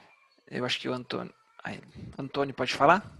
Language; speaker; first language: Portuguese; native; Portuguese